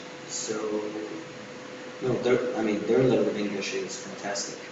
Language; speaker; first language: English; non-native, fluent; Spanish